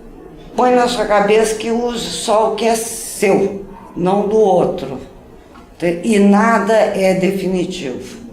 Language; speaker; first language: Portuguese; native; Portuguese